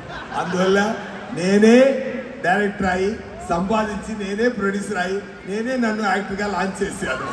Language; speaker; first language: Telugu; non-native, learner; Tamil